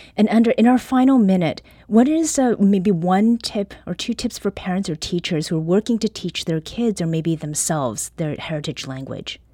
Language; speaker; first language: English; early bilingual, other home language; Korean